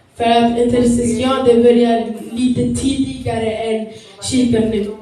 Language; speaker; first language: Swedish; early bilingual, other home language; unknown